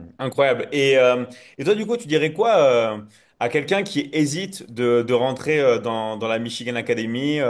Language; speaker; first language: French; native; French